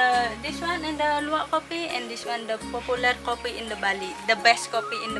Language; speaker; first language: English; non-native, learner; Indonesian